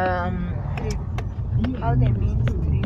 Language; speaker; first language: English; non-native, learner; Spanish